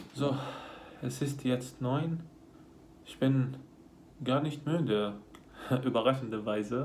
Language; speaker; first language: German; non-native, fluent; Arabic